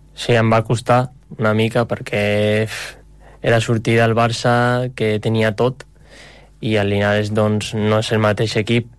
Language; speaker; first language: Catalan; non-native, local second language; Spanish